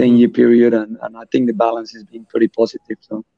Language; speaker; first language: English; non-native, fluent; Spanish